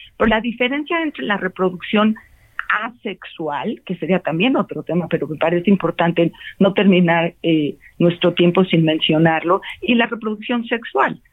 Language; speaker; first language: Spanish; native; Spanish